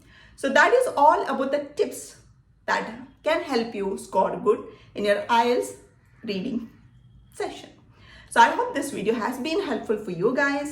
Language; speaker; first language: English; non-native, local second language; Malayalam